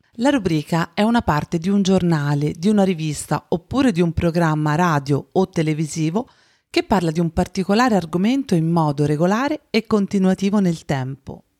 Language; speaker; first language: Italian; native; Italian